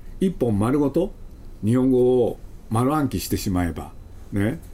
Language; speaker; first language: Japanese; native; Japanese